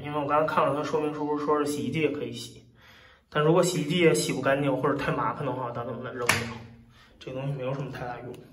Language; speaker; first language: Chinese; native; Chinese